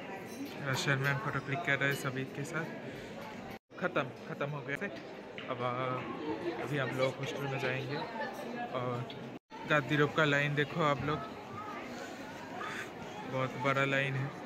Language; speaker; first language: Hindi; non-native, local second language; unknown